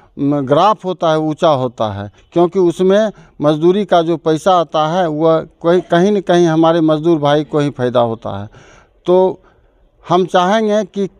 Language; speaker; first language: Hindi; native; Hindi